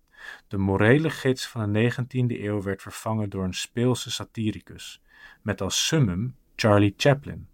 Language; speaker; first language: Dutch; native; Dutch